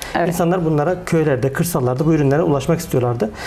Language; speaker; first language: Turkish; native; Turkish